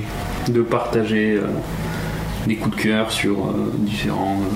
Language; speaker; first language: French; native; French